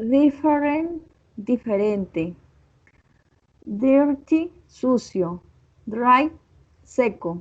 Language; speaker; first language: English; non-native, learner; Spanish